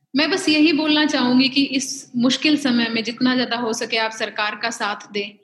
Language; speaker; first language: Hindi; native; Hindi